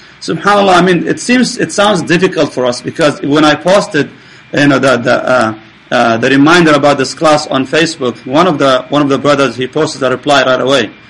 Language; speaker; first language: English; non-native, fluent; Arabic